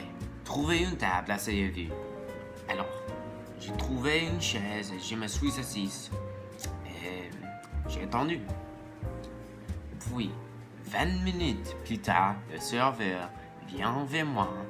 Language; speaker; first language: French; non-native, learner; English